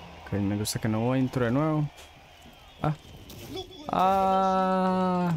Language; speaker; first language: Spanish; native; Spanish